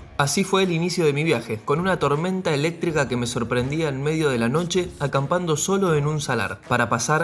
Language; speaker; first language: Spanish; native; Spanish